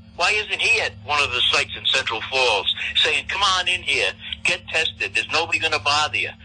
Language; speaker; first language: English; native; English